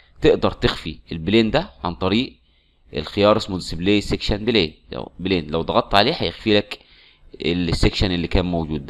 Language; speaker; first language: Arabic; native; Arabic